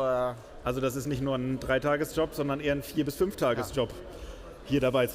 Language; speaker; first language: German; native; German